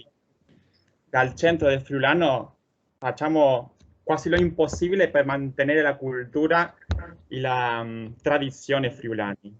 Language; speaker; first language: Italian; non-native, fluent; Spanish